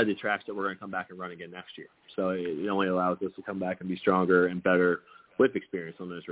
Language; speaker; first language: English; native; English